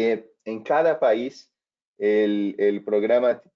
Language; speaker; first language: Spanish; non-native, fluent; Portuguese